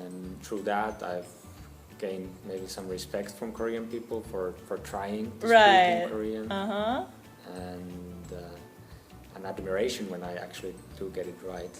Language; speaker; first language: English; non-native, fluent; Finnish